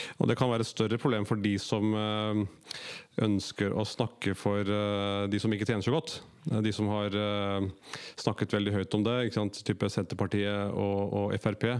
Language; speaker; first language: Norwegian; early bilingual, other home language; Urdu